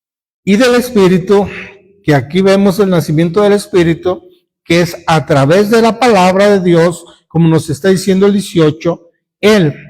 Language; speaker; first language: Spanish; native; Spanish